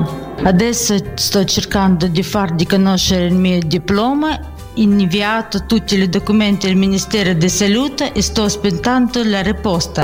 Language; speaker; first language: Italian; non-native, learner; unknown